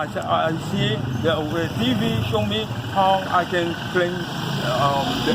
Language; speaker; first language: English; non-native, learner; Haitian Creole